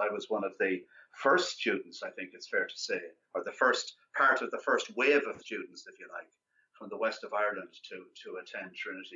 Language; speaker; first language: English; native; English